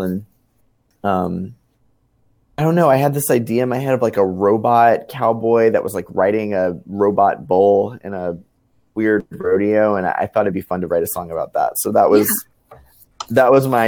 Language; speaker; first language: English; native; English